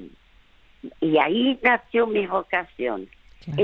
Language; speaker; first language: Spanish; early bilingual, other home language; French